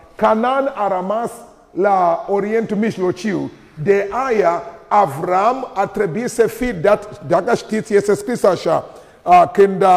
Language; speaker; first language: Romanian; non-native, learner; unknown